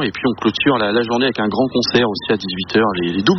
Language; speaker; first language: French; native; French